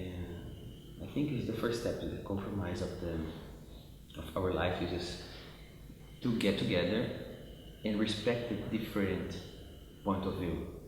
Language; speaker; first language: English; non-native, fluent; Portuguese